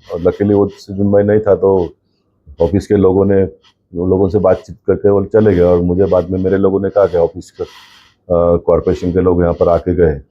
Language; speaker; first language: Hindi; non-native, local second language; Kannada